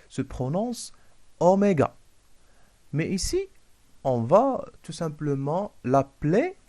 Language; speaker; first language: French; non-native, local second language; Arabic